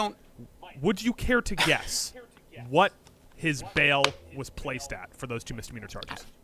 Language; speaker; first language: English; native; English